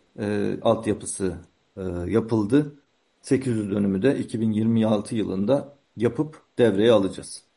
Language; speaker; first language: Turkish; native; Turkish